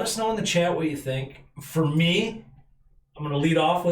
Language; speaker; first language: English; native; English